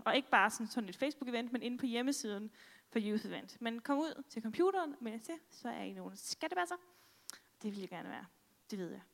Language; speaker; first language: Danish; native; Danish